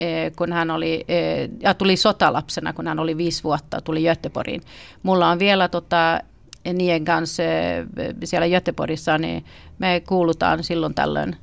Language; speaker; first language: Finnish; early bilingual, heritage; Swedish